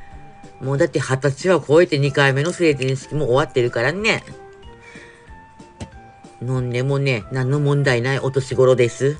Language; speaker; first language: Japanese; native; Japanese